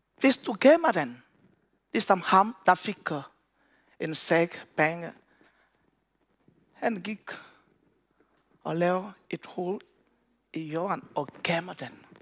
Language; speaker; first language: Danish; non-native, learner; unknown